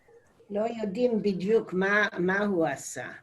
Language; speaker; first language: Hebrew; non-native, fluent; English